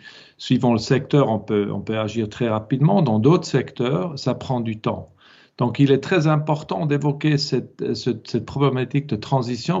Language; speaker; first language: French; non-native, local second language; German